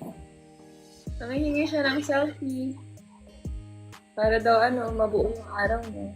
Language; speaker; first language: Filipino; non-native, local second language; Cebuano